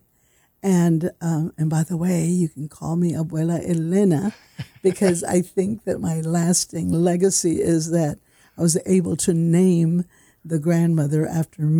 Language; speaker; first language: English; native; English